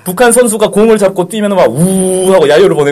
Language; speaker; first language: Korean; native; Korean